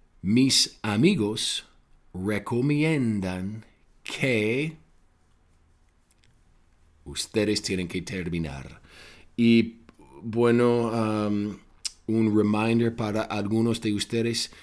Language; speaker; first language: Spanish; non-native, fluent; English